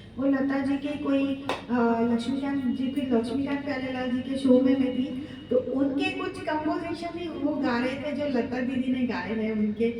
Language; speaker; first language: Hindi; non-native, local second language; Bangla